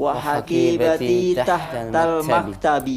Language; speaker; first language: Arabic; non-native, learner; Indonesian